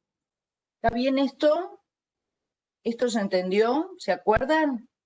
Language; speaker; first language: Spanish; native; Spanish